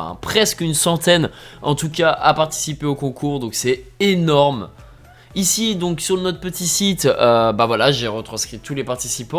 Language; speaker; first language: French; native; French